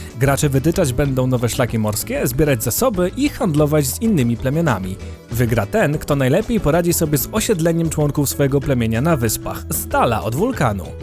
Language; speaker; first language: Polish; native; Polish